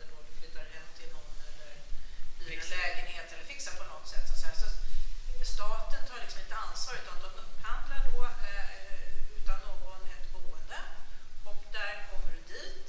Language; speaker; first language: Swedish; native; Swedish